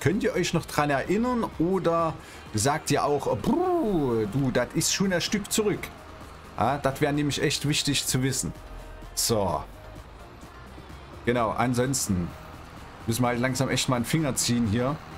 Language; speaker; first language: German; native; German